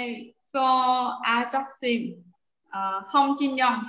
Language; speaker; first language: Korean; non-native, learner; Vietnamese